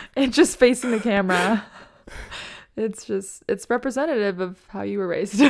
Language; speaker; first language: English; native; English